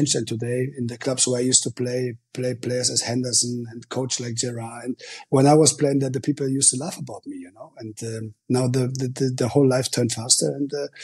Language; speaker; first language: English; non-native, fluent; German